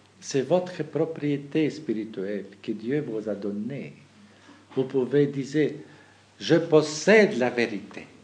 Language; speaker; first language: French; non-native, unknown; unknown